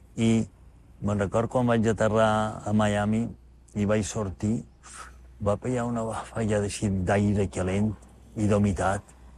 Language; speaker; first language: Catalan; native; Catalan